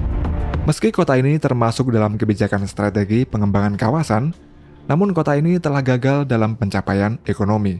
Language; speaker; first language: Indonesian; native; Indonesian